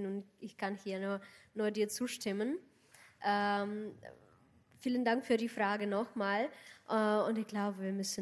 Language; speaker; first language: German; non-native, fluent; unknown